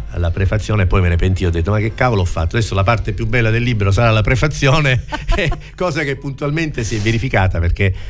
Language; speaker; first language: Italian; native; Italian